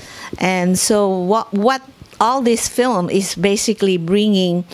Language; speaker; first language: English; non-native, fluent; Indonesian